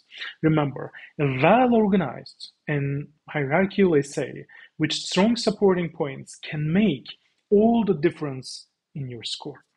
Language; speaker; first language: English; non-native, fluent; Turkish